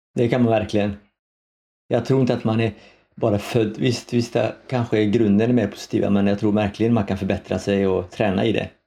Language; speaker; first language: Swedish; early bilingual, other home language; Somali